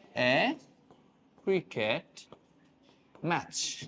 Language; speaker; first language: English; non-native, local second language; Bangla